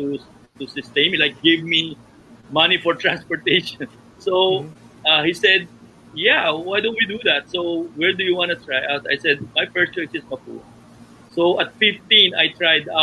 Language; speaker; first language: English; non-native, local second language; Filipino